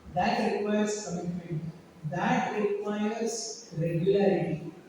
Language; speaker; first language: English; non-native, local second language; Hindi